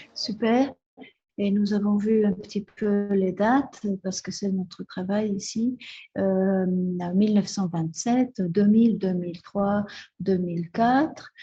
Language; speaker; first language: French; non-native, fluent; Spanish